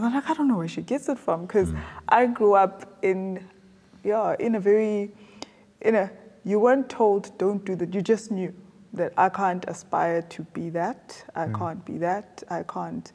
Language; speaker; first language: English; non-native, local second language; Zulu